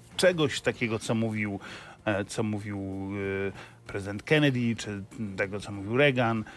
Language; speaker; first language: Polish; native; Polish